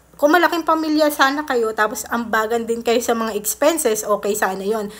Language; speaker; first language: Filipino; native; Filipino